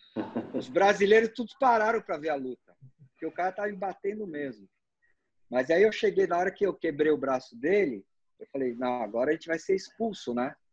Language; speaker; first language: Portuguese; native; Portuguese